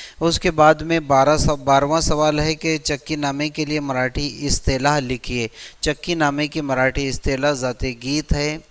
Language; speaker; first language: Urdu; native; Urdu